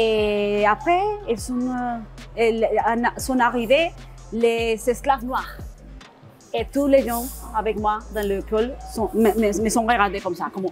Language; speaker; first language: French; non-native, learner; Spanish